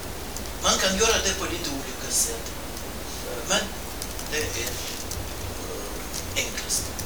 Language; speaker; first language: Swedish; non-native, fluent; Russian